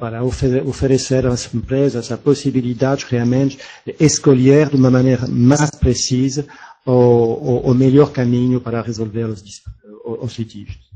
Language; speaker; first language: Portuguese; non-native, fluent; French